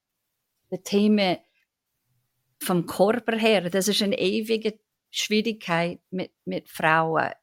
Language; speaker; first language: German; non-native, fluent; English